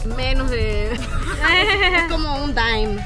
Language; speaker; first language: Spanish; native; Spanish